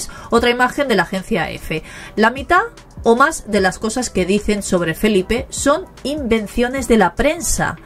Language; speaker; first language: Spanish; native; Spanish